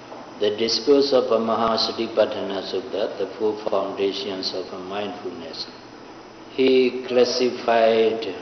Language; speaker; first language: English; non-native, fluent; Burmese